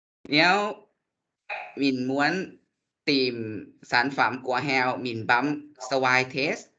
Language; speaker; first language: Vietnamese; non-native, learner; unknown